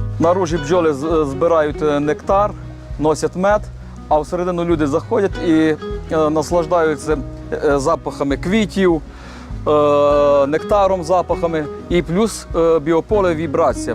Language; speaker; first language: Ukrainian; native; Ukrainian